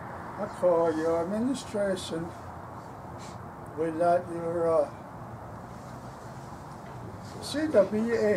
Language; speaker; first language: English; non-native, local second language; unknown